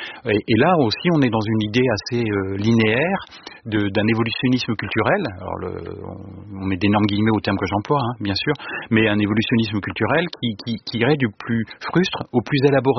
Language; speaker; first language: French; native; French